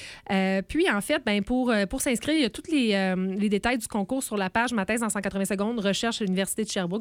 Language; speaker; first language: French; native; French